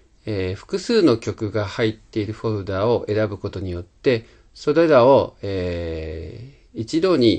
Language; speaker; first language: Japanese; native; Japanese